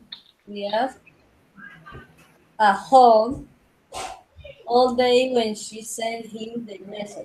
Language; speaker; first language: English; non-native, learner; Spanish